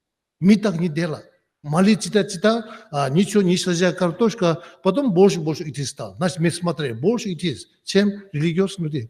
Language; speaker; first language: Russian; non-native, learner; Tibetan